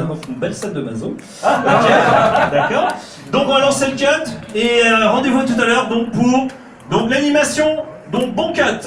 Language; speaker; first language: French; native; French